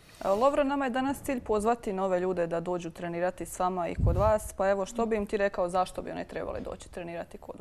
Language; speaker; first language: Croatian; native; Croatian